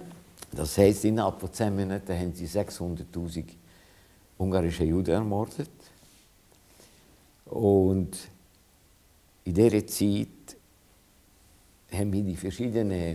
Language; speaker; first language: German; non-native, fluent; Hungarian